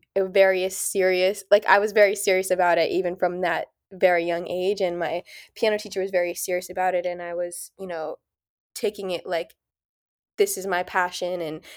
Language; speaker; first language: English; native; English